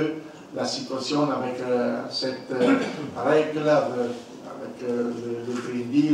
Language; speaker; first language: French; non-native, learner; Italian